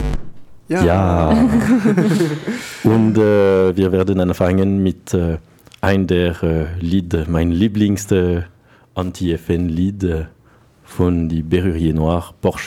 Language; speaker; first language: German; non-native, learner; French